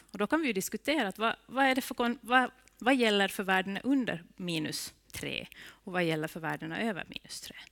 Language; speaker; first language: Swedish; native; Swedish